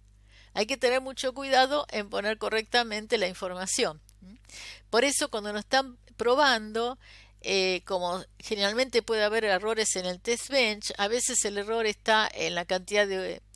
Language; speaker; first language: Spanish; native; Spanish